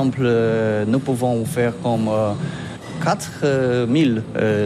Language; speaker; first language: French; non-native, fluent; Polish